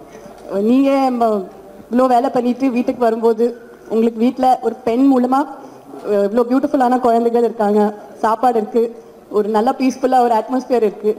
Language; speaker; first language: Tamil; non-native, fluent; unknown